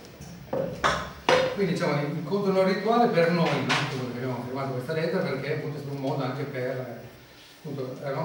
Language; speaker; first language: Italian; native; Italian